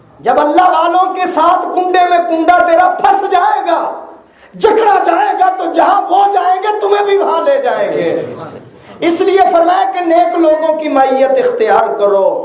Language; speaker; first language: Urdu; non-native, local second language; Punjabi